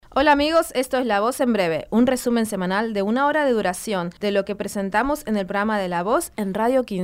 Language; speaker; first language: Spanish; native; Spanish